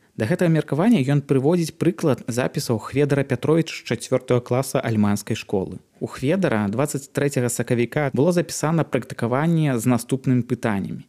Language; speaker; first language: Belarusian; native; Belarusian